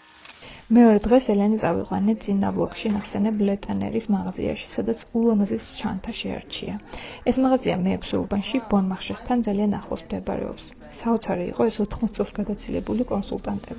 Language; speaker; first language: Georgian; native; Georgian